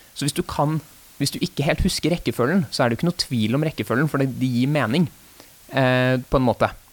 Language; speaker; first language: Norwegian; native; Norwegian